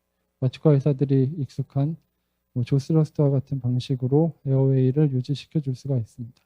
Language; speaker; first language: Korean; native; Korean